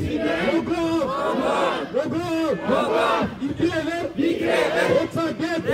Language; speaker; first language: Norwegian; non-native, learner; Oromo